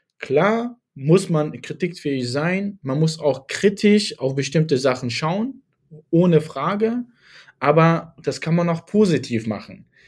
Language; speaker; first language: German; early bilingual, other home language; Kurdish